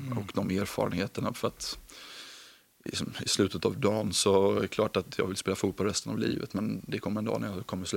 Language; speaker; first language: Swedish; native; Swedish